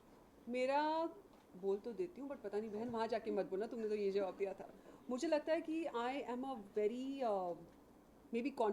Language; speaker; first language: Hindi; native; Hindi